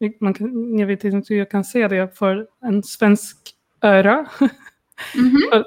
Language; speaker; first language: Swedish; non-native, learner; Polish